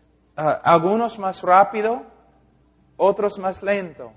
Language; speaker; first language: Spanish; non-native, fluent; English